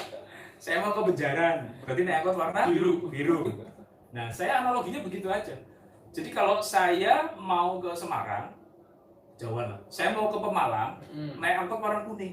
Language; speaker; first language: Indonesian; native; Indonesian